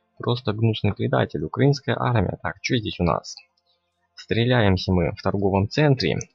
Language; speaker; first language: Russian; native; Russian